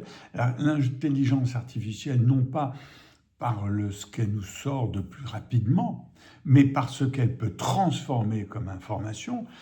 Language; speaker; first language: French; native; French